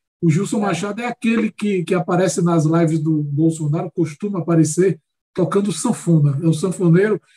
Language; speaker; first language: Portuguese; native; Portuguese